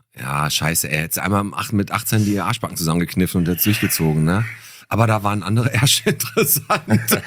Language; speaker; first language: German; native; German